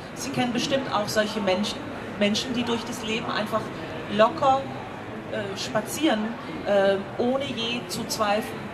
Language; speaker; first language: German; non-native, fluent; Danish